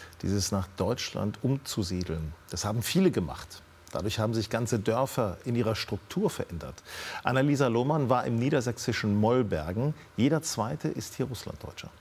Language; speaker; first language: German; native; German